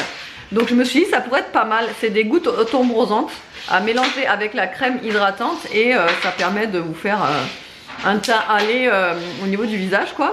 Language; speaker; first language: French; native; French